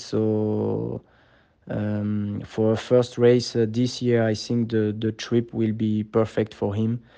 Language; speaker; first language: English; non-native, fluent; French